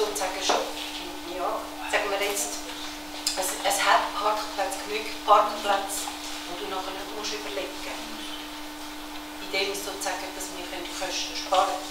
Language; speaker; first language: German; early bilingual, other home language; Tibetan